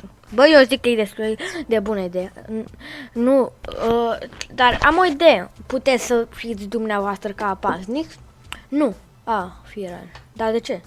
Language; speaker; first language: Romanian; native; Romanian